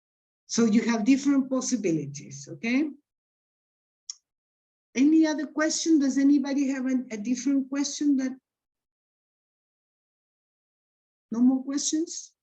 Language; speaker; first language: English; non-native, fluent; Spanish